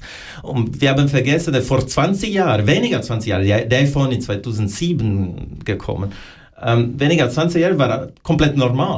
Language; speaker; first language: German; non-native, learner; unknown